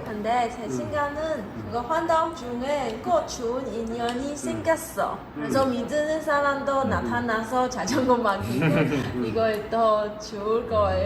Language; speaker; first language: Korean; non-native, learner; Chinese